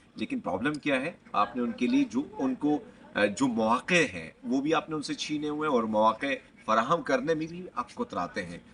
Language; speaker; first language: Urdu; non-native, local second language; Pashto